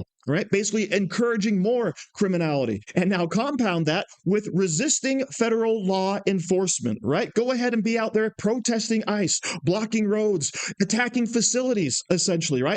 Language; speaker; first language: English; native; English